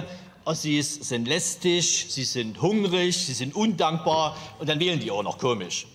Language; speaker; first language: German; native; German